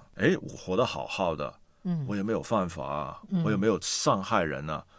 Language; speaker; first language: Chinese; non-native, local second language; Cantonese